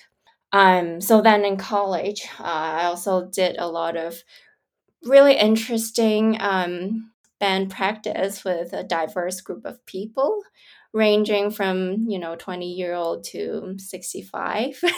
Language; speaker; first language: English; non-native, local second language; Cantonese